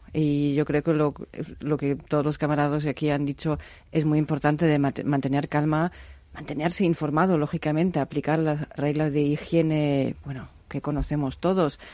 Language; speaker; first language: Spanish; non-native, fluent; German